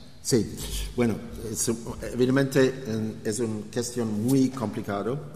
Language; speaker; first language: Spanish; non-native, learner; English